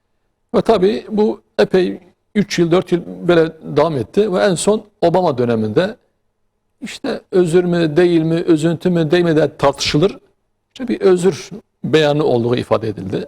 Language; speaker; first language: Turkish; native; Turkish